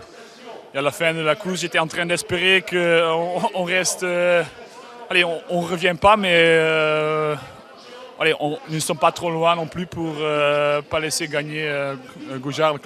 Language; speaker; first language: French; non-native, fluent; Dutch